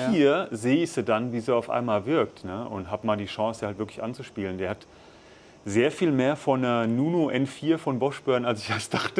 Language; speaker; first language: German; native; German